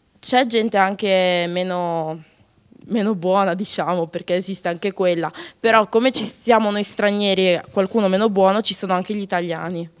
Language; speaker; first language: Italian; early bilingual, other home language; Albanian